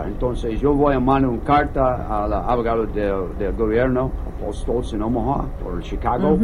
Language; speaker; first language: Spanish; non-native, learner; English